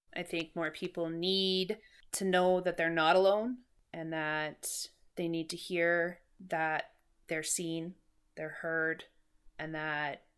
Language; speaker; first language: English; native; English